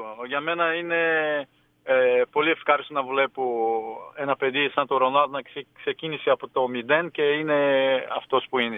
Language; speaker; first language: Greek; non-native, fluent; Portuguese